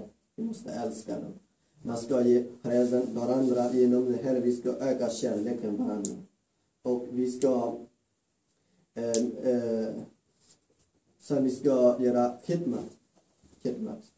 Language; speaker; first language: Swedish; non-native, fluent; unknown